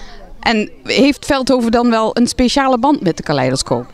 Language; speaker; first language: Dutch; native; Dutch